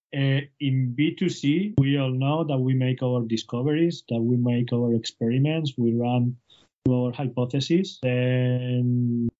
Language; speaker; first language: English; non-native, fluent; Spanish